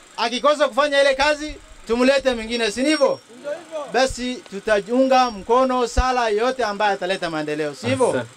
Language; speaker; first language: Swahili; non-native, local second language; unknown